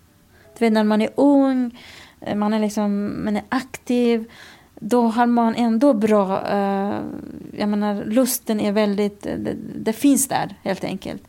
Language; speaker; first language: Swedish; non-native, fluent; Kurdish